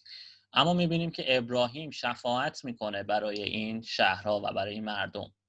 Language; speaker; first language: Persian; native; Persian